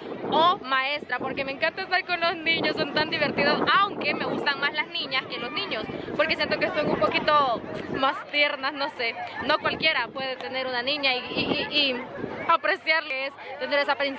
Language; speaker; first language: Spanish; native; Spanish